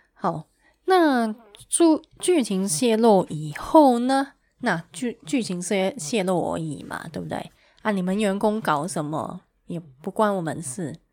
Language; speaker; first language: Chinese; native; Chinese